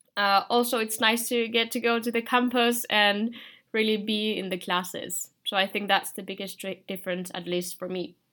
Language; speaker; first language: English; non-native, fluent; Finnish